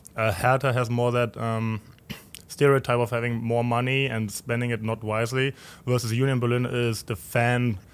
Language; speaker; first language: English; non-native, fluent; German